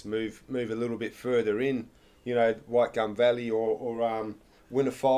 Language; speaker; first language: English; non-native, local second language; Croatian